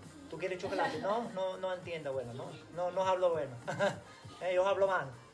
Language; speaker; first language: Spanish; non-native, learner; English